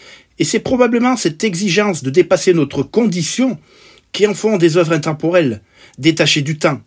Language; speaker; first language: French; native; French